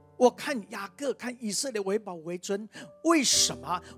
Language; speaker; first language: Chinese; native; Chinese